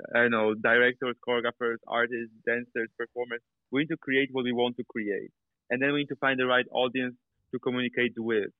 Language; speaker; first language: English; non-native, fluent; Polish